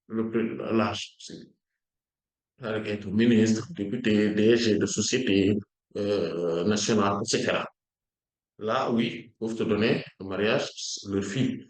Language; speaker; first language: French; non-native, local second language; Wolof